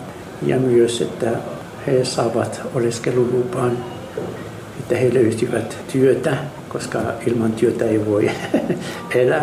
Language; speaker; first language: Finnish; non-native, fluent; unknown